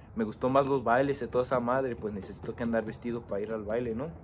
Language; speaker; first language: Spanish; early bilingual, heritage; Spanish